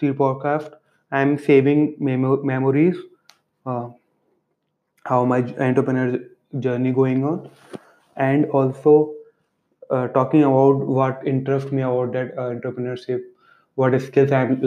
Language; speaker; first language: English; non-native, local second language; Hindi